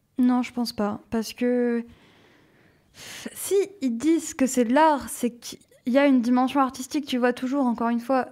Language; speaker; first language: French; native; French